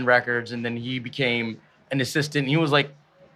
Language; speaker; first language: English; early bilingual, other home language; Bangla